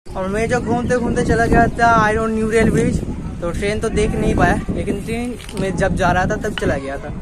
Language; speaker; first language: Hindi; non-native, local second language; Bangla